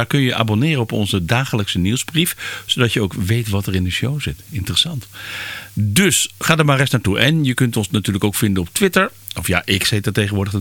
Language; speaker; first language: Dutch; native; Dutch